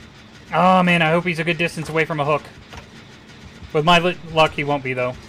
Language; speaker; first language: English; native; English